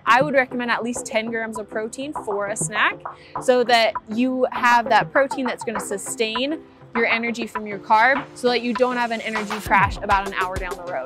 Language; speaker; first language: English; native; English